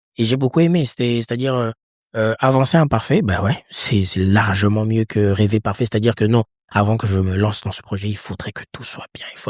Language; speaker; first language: French; non-native, local second language; Lingala